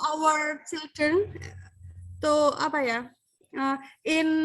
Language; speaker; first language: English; non-native, learner; Indonesian